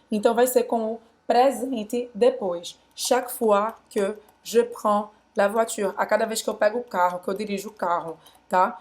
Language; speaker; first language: Portuguese; native; Portuguese